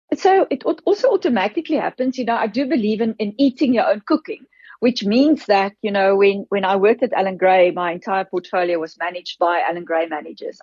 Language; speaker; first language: English; non-native, local second language; Afrikaans